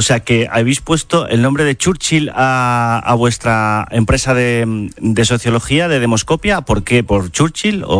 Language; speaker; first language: Spanish; native; Spanish